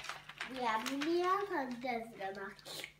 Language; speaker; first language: German; non-native, learner; Hungarian